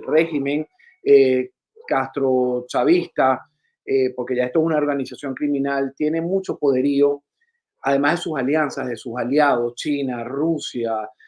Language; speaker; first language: Spanish; native; Spanish